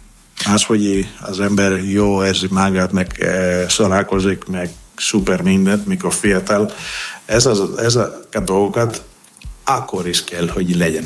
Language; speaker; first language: Hungarian; non-native, fluent; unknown